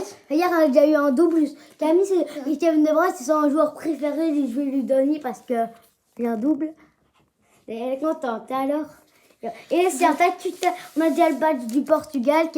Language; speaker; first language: French; native; French